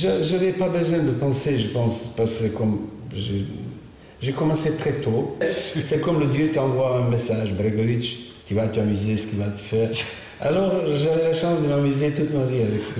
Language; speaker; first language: French; non-native, fluent; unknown